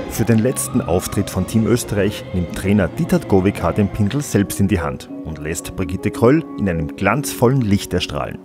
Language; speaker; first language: German; native; German